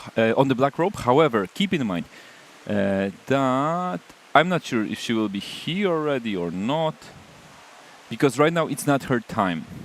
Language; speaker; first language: English; non-native, fluent; Polish